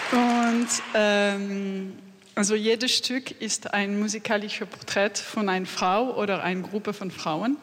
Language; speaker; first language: German; non-native, fluent; French